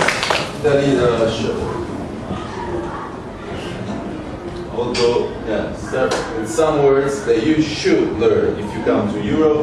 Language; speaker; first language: English; non-native, learner; Italian